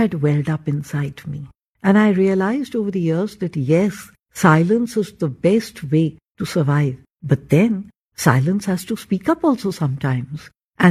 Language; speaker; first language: English; non-native, local second language; Hindi